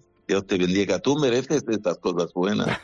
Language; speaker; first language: Spanish; non-native, fluent; Arabic